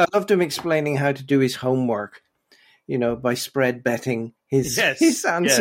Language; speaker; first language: English; native; English